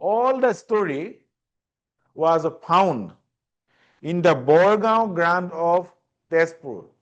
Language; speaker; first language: English; non-native, local second language; Assamese